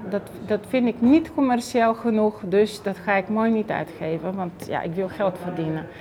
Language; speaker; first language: Dutch; non-native, fluent; Bulgarian